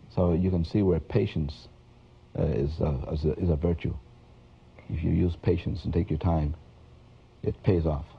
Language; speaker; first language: English; native; English